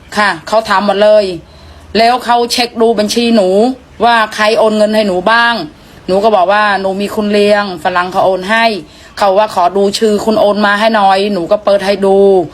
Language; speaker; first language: Thai; non-native, fluent; Khmer